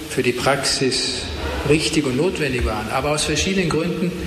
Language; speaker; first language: German; native; German